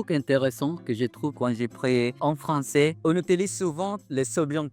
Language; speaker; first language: French; non-native, learner; Filipino